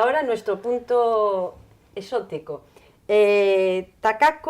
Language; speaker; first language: Spanish; native; Spanish